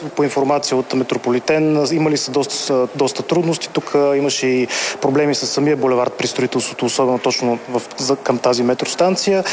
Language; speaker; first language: Bulgarian; native; Bulgarian